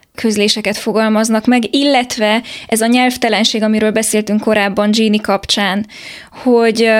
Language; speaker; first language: Hungarian; native; Hungarian